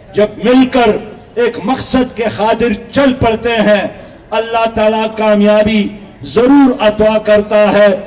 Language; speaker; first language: Urdu; non-native, local second language; Pashto